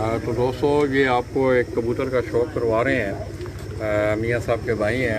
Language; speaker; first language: Hindi; non-native, local second language; Punjabi